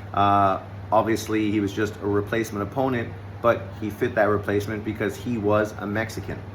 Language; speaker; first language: English; native; English